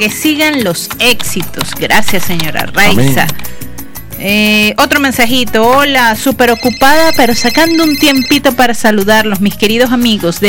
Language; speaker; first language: Spanish; native; Spanish